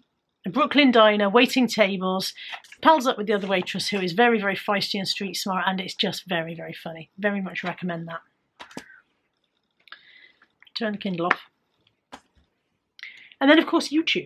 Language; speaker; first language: English; native; English